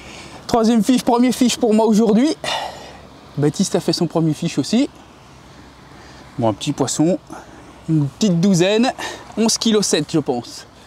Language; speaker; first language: French; native; French